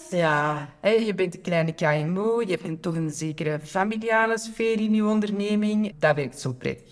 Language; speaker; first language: Dutch; native; Dutch